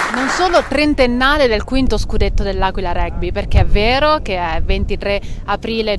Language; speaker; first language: Italian; native; Italian